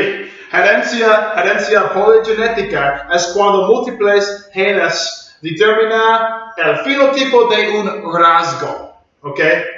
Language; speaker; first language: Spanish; non-native, learner; English